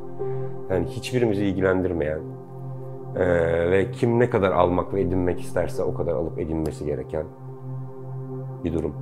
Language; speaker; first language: Turkish; native; Turkish